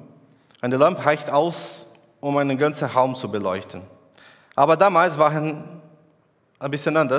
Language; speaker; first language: German; non-native, fluent; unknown